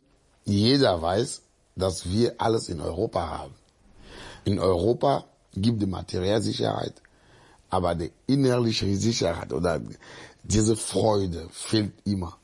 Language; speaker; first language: German; non-native, fluent; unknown